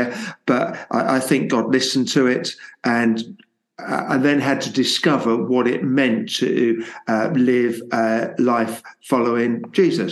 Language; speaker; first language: English; native; English